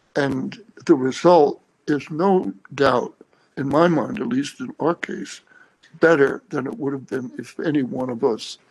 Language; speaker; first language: English; native; English